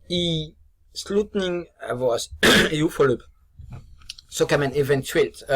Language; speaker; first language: Danish; non-native, fluent; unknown